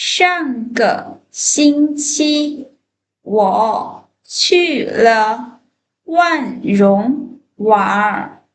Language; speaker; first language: Chinese; non-native, fluent; Lao